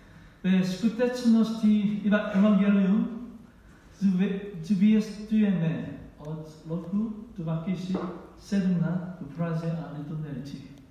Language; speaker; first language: Czech; non-native, learner; Korean